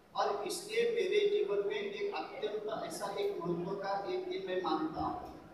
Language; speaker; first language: Hindi; non-native, local second language; Marathi